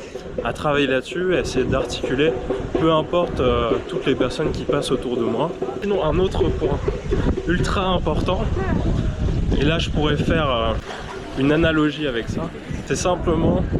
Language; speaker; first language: French; native; French